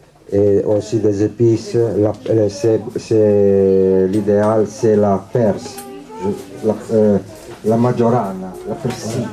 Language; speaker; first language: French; non-native, learner; Italian